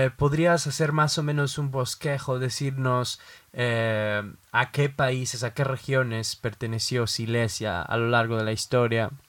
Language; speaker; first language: Spanish; native; Spanish